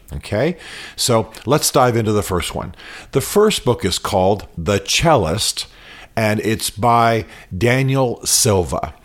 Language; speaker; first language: English; native; English